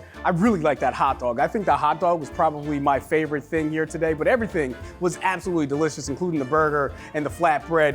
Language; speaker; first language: English; native; English